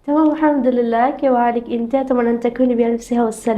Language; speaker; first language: Arabic; non-native, learner; Indonesian